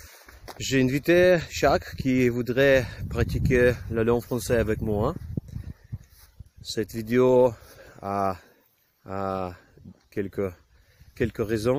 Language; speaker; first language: French; non-native, learner; Ukrainian